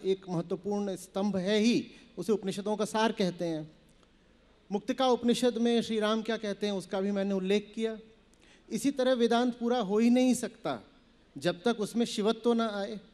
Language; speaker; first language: Hindi; native; Hindi